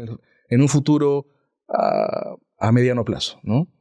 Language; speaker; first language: Spanish; native; Spanish